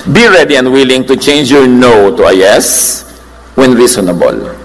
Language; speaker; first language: English; non-native, local second language; Filipino